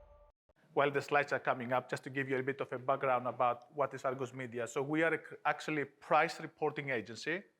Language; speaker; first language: English; non-native, fluent; Greek